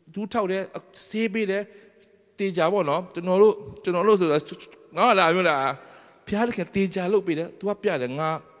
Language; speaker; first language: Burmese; non-native, local second language; Tedim Chin